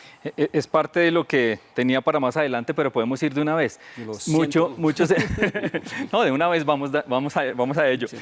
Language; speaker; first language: Spanish; native; Spanish